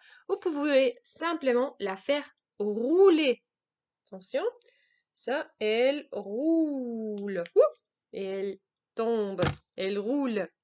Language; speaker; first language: French; non-native, fluent; German